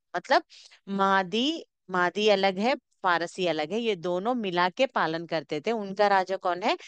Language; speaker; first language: Hindi; non-native, local second language; Telugu